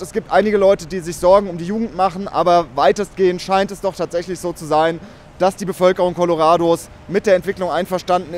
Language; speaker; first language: German; native; German